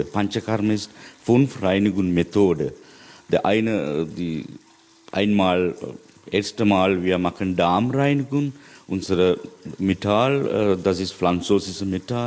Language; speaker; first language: German; non-native, learner; Sinhala